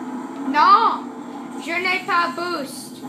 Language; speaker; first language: French; non-native, learner; English